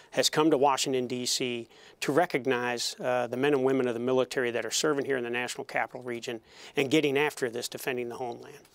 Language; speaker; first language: English; native; English